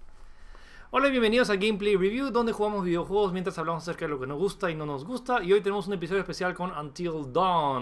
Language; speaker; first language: Spanish; native; Spanish